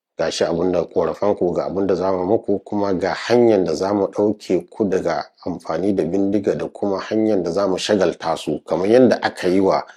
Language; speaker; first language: Hausa; native; Hausa